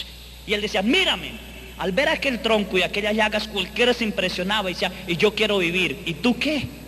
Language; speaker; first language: Spanish; native; Spanish